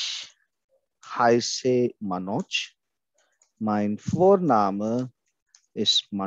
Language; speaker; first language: German; non-native, fluent; Hindi